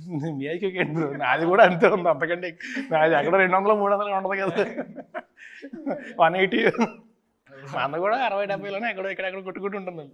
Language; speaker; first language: Telugu; native; Telugu